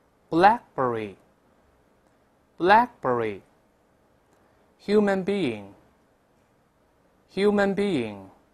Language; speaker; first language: English; non-native, fluent; Chinese